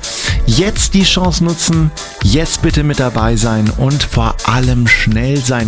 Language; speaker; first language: German; native; German